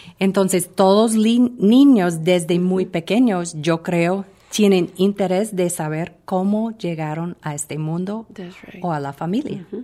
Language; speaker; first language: Spanish; non-native, fluent; English